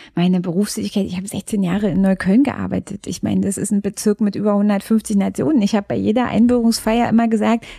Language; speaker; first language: German; native; German